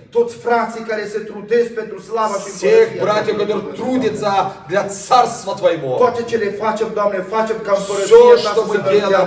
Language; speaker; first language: Romanian; native; Romanian